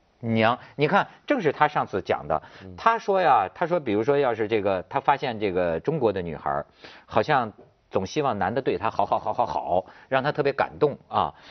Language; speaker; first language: Chinese; native; Chinese